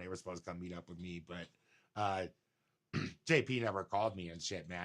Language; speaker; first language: English; native; English